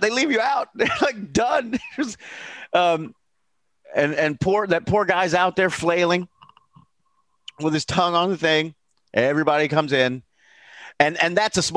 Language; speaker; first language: English; native; English